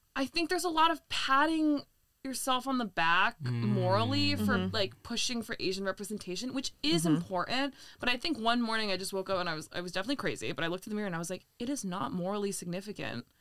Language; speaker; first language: English; native; English